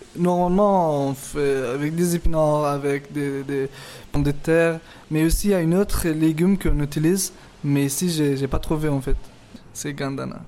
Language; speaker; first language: French; non-native, fluent; Persian